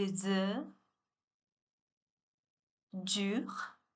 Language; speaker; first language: French; non-native, learner; Chinese